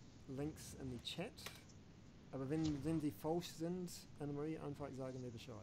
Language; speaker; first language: German; non-native, learner; English